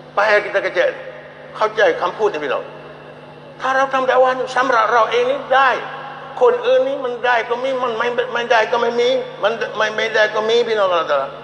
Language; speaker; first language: Thai; non-native, local second language; Malay